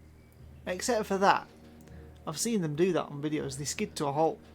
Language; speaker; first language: English; native; English